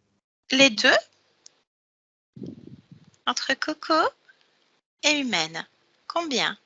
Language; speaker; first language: French; native; French